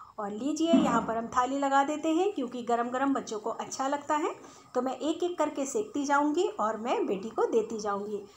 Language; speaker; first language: Hindi; native; Hindi